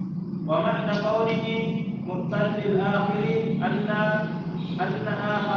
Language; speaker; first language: Arabic; non-native, learner; Indonesian